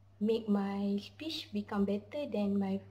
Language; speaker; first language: English; non-native, learner; Malay